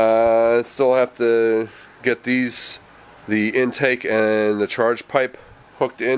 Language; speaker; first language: English; native; English